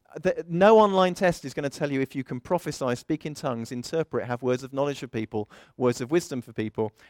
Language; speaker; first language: English; native; English